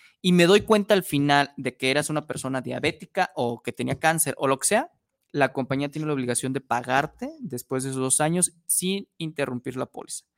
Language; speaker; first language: Spanish; native; Spanish